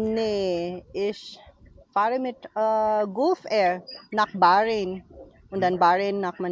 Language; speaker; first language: German; non-native, learner; Cebuano